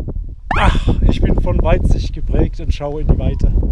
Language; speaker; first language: German; native; German